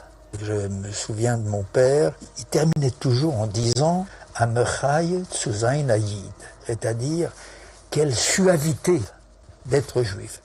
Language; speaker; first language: French; early bilingual, other home language; Yiddish